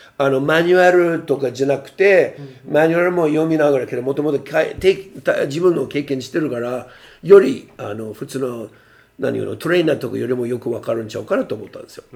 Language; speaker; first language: Japanese; non-native, fluent; English